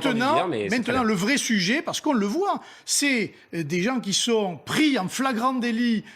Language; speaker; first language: French; native; French